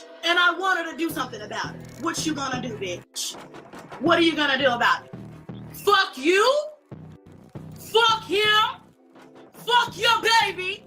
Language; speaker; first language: English; native; English